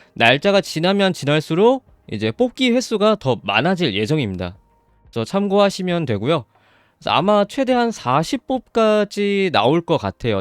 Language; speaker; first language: Korean; native; Korean